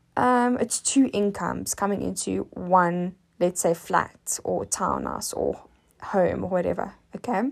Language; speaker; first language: English; native; English